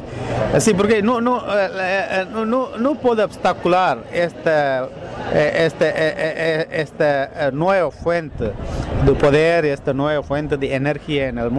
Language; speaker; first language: Spanish; non-native, fluent; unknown